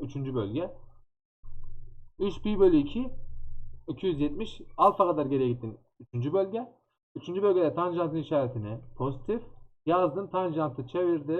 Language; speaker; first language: Turkish; native; Turkish